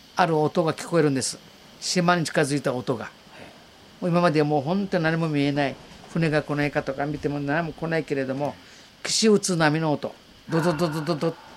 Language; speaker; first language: Japanese; native; Japanese